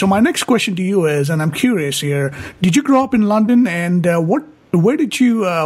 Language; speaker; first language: English; non-native, local second language; Hindi